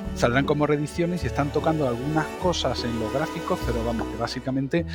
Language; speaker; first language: Spanish; native; Spanish